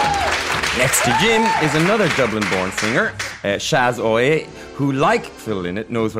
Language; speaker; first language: English; native; English